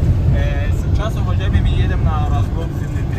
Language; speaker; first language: Russian; non-native, learner; Arabic